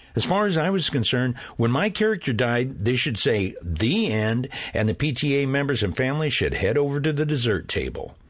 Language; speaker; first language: English; native; English